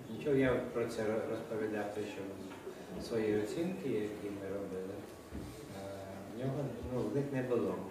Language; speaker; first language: Ukrainian; non-native, local second language; Russian